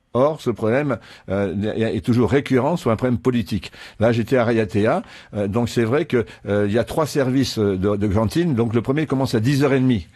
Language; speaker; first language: French; native; French